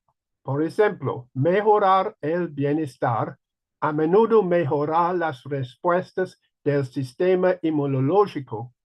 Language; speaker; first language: Spanish; non-native, learner; English